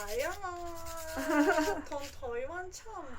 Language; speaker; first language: Cantonese; non-native, fluent; Japanese